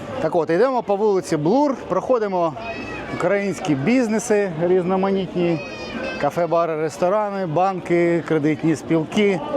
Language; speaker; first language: Ukrainian; native; Ukrainian